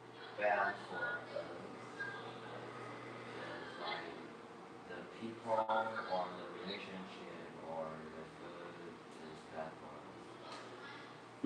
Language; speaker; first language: English; non-native, learner; Chinese